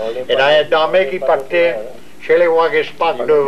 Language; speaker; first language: French; native; French